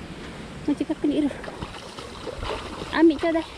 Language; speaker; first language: Japanese; non-native, learner; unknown